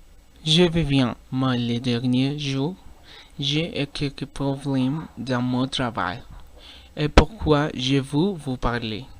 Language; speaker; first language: French; non-native, learner; Spanish